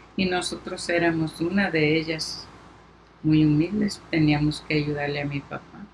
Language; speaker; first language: Spanish; native; Spanish